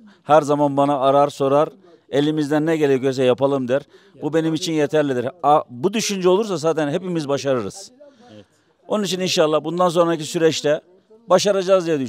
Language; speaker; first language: Turkish; native; Turkish